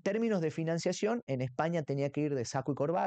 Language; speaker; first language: Spanish; native; Spanish